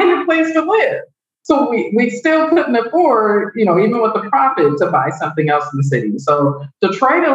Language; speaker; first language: English; native; English